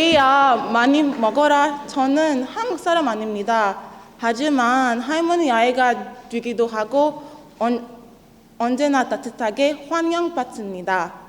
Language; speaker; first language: Korean; non-native, learner; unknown